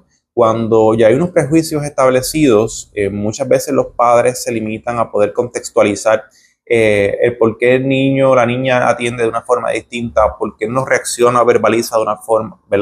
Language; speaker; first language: Spanish; native; Spanish